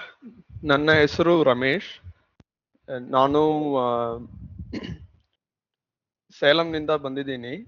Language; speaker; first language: Kannada; non-native, learner; Tamil